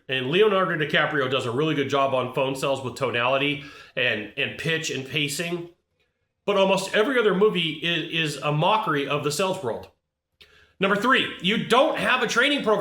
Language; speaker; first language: English; native; English